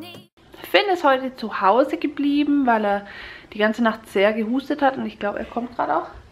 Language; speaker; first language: German; native; German